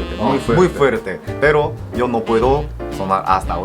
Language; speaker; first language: Spanish; non-native, fluent; Korean